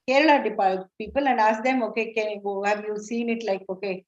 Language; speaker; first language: English; non-native, local second language; Kannada